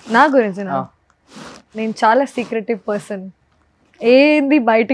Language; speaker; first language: Telugu; non-native, local second language; Hindi